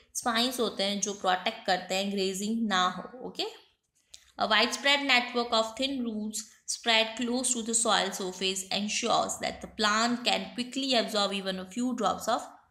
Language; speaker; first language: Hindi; non-native, local second language; Gujarati